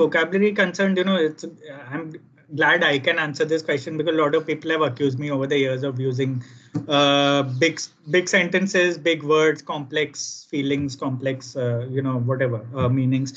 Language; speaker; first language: English; non-native, local second language; Gujarati